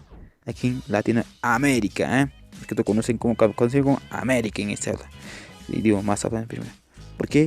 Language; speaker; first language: Spanish; non-native, local second language; Quechua